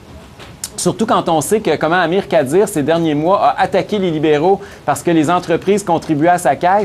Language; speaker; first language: French; native; French